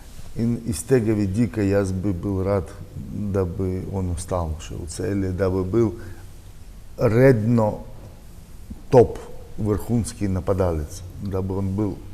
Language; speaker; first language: Slovenian; non-native, learner; Russian